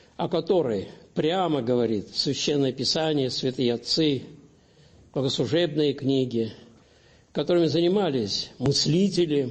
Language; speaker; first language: Russian; native; Russian